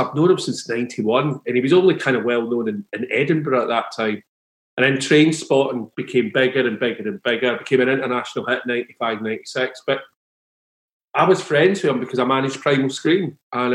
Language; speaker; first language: English; native; English